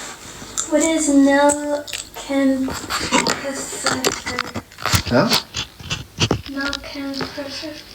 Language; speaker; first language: English; non-native, learner; Amharic